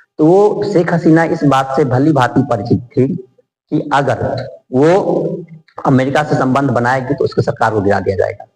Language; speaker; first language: Hindi; native; Hindi